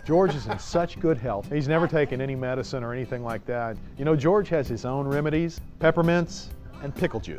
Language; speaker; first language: English; native; English